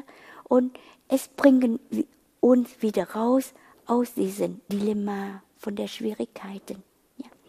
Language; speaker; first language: German; non-native, fluent; Vietnamese